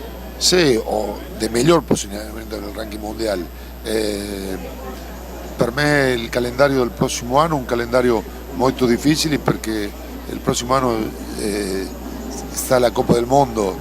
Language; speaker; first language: Portuguese; non-native, learner; Spanish